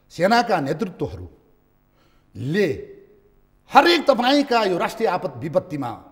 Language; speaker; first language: Nepali; native; Nepali